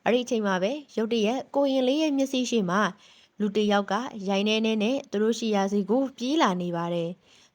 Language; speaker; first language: Burmese; native; Burmese